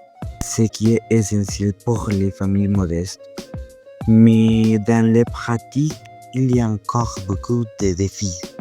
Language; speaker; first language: French; non-native, fluent; Spanish